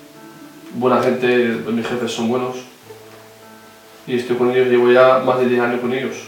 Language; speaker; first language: Spanish; non-native, fluent; Arabic